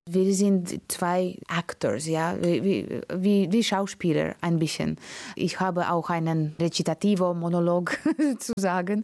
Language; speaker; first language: German; non-native, fluent; Russian